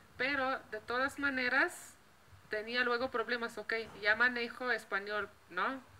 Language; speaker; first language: Spanish; non-native, fluent; Slovenian